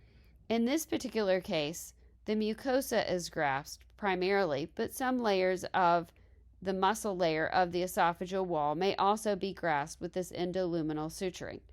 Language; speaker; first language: English; native; English